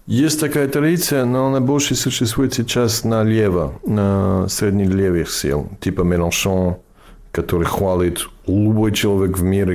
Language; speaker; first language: Russian; non-native, fluent; English